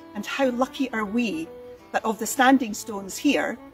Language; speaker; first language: English; native; English